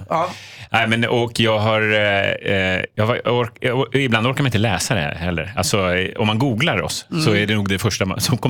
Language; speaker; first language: Swedish; native; Swedish